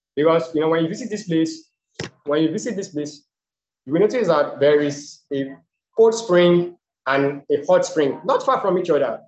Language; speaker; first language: English; non-native, local second language; Yoruba